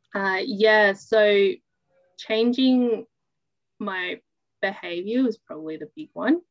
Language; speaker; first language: English; native; English